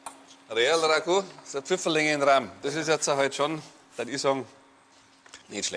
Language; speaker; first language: German; native; German